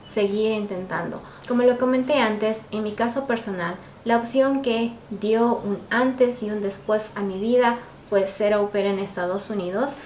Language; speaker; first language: Spanish; native; Spanish